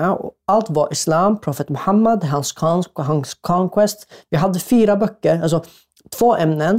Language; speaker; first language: Swedish; non-native, fluent; Arabic